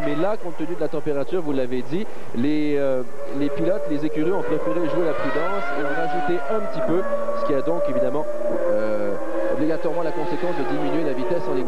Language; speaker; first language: French; native; French